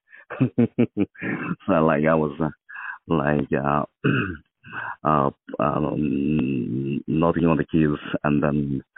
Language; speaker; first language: English; non-native, local second language; Mizo